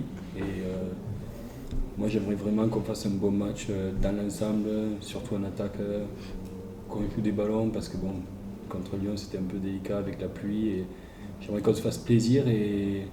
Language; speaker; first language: French; native; French